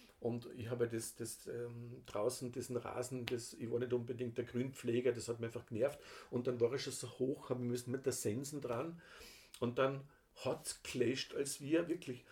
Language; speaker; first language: German; native; German